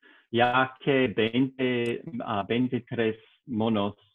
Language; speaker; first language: Spanish; non-native, learner; English